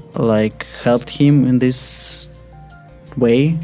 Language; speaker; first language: English; non-native, fluent; Russian